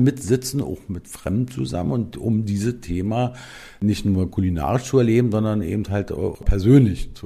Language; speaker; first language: German; native; German